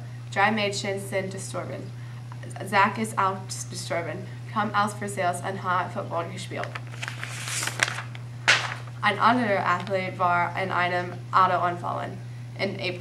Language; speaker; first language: German; non-native, learner; English